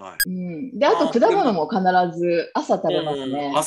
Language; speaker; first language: Japanese; native; Japanese